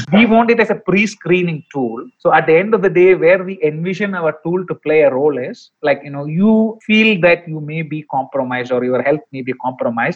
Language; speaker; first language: English; non-native, local second language; Malayalam